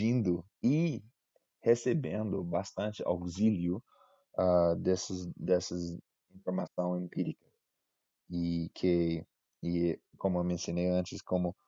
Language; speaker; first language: Portuguese; non-native, fluent; English